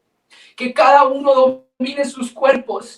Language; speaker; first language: Spanish; native; Spanish